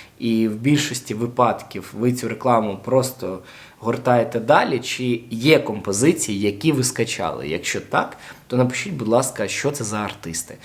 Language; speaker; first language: Ukrainian; native; Ukrainian